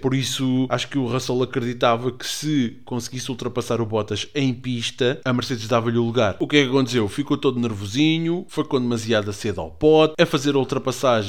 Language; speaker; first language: Portuguese; native; Portuguese